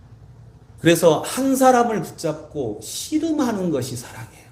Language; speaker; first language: Korean; native; Korean